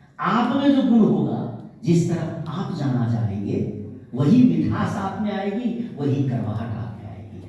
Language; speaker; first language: Hindi; native; Hindi